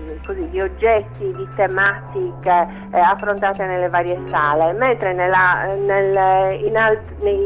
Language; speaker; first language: Italian; native; Italian